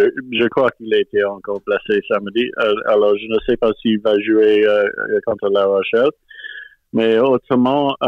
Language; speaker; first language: French; non-native, fluent; English